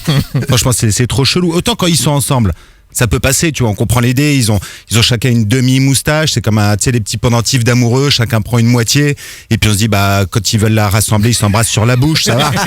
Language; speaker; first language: French; native; French